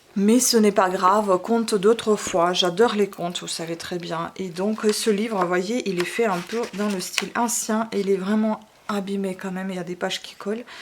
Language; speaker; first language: French; non-native, fluent; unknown